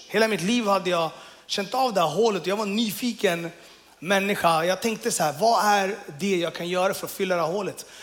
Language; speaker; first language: Swedish; early bilingual, other home language; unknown